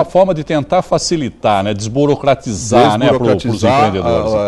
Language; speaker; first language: Portuguese; native; Portuguese